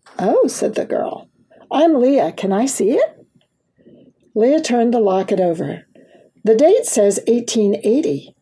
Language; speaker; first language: English; early bilingual, other home language; German